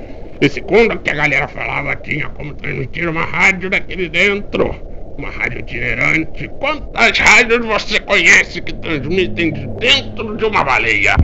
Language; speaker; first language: Portuguese; native; Portuguese